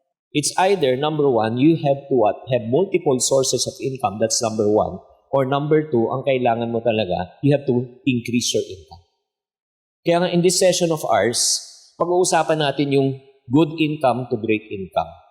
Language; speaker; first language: English; non-native, local second language; Filipino